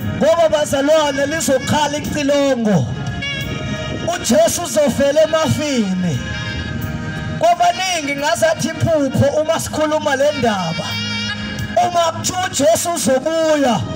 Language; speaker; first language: Zulu; native; Zulu